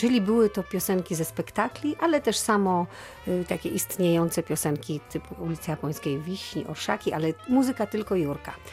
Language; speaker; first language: Polish; native; Polish